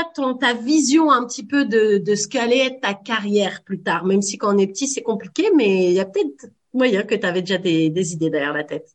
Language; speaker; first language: French; native; French